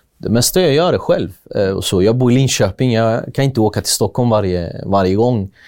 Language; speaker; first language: Swedish; early bilingual, other home language; Kurdish